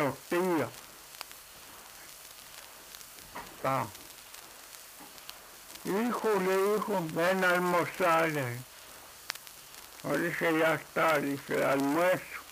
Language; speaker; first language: Spanish; non-native, local second language; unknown